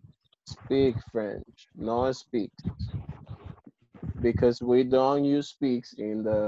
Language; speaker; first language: English; non-native, fluent; Spanish